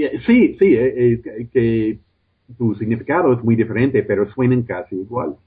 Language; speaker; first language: Spanish; non-native, fluent; English